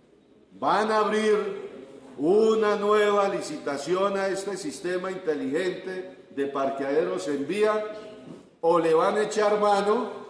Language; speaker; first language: Spanish; native; Spanish